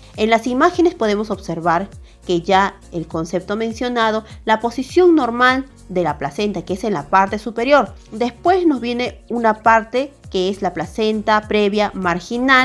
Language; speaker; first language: Spanish; native; Spanish